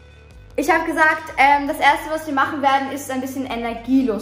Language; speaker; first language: German; native; German